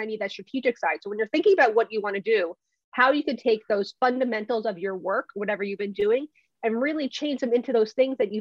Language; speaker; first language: English; native; English